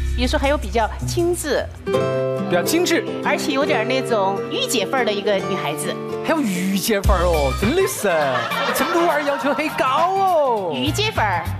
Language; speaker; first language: Chinese; native; Chinese